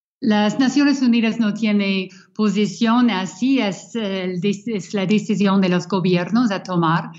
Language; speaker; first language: Spanish; non-native, fluent; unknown